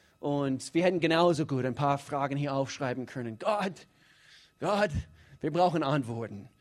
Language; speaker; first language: German; non-native, fluent; English